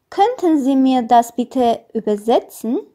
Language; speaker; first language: German; non-native, fluent; Armenian